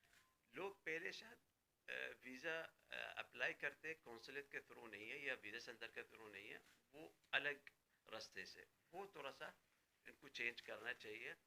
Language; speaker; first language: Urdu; non-native, fluent; Arabic